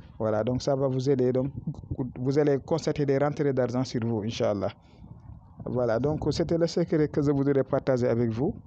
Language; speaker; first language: French; non-native, local second language; Wolof